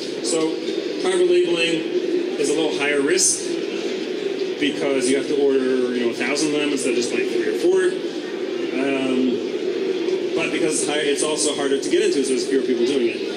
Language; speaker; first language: English; native; English